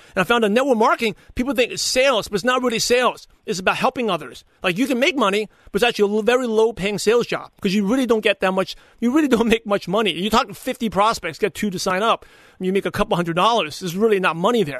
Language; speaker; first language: English; native; English